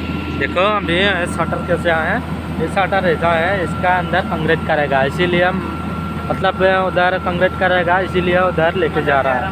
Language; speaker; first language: Hindi; non-native, local second language; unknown